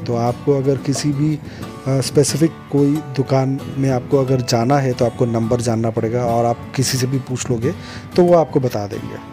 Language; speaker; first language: Hindi; native; Hindi